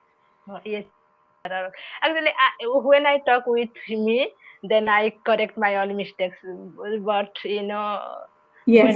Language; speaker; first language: English; non-native, learner; Odia